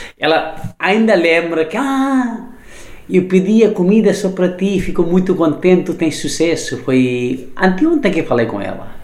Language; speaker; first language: Portuguese; non-native, fluent; Nepali